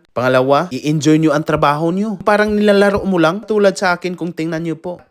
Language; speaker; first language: Filipino; non-native, local second language; Cebuano